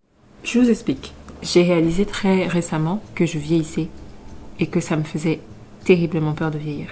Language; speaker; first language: French; native; French